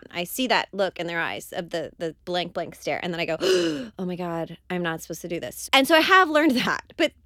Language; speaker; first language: English; native; English